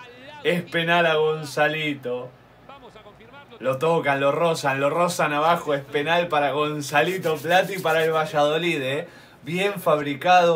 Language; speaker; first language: Spanish; native; Spanish